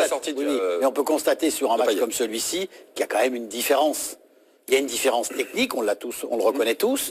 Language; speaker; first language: French; native; French